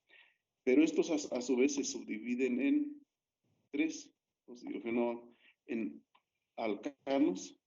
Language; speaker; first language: Spanish; native; Spanish